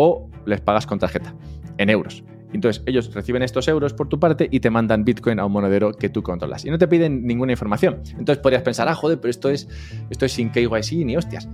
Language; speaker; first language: Spanish; native; Spanish